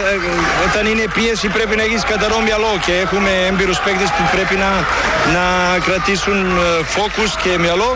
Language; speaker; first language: Greek; non-native, learner; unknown